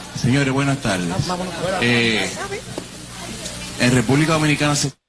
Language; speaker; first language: Spanish; native; Spanish